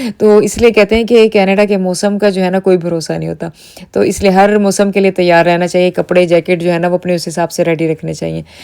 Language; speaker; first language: Urdu; native; Urdu